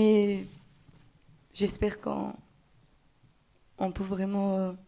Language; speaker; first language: French; non-native, learner; Persian